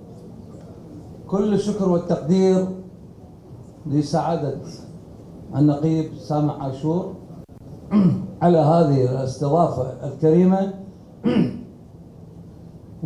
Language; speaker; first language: Arabic; native; Arabic